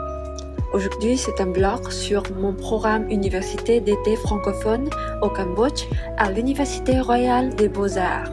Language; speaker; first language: French; non-native, fluent; Vietnamese